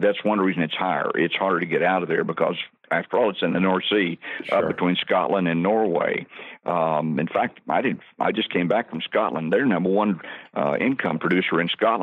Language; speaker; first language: English; native; English